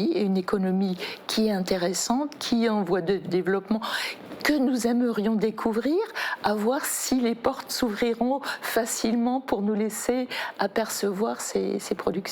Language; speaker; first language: French; native; French